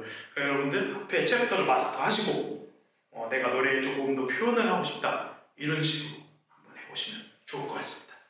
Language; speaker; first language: Korean; native; Korean